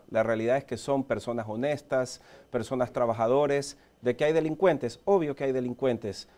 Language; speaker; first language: Spanish; early bilingual, heritage; Spanish